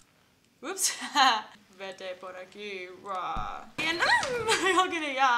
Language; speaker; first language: Spanish; non-native, learner; English